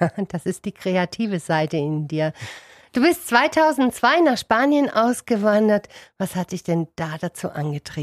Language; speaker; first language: German; native; German